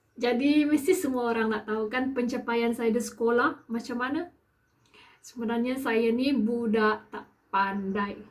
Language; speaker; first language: Malay; non-native, local second language; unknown